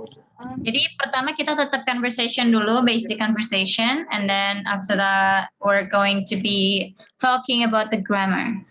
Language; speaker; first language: English; non-native, fluent; Indonesian